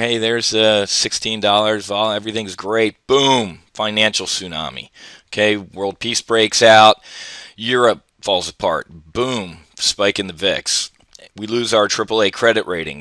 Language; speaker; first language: English; native; English